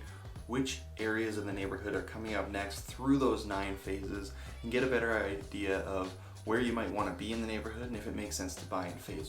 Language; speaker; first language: English; native; English